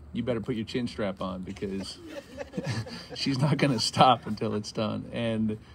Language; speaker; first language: English; native; English